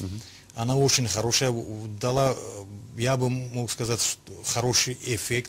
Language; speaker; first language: Russian; non-native, local second language; Tajik